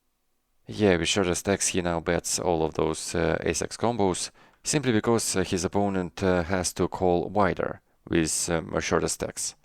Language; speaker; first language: English; non-native, fluent; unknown